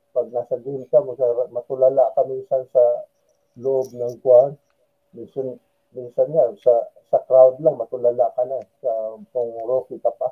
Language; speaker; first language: Filipino; non-native, local second language; Cebuano